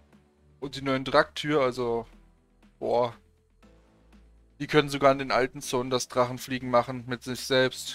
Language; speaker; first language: German; native; German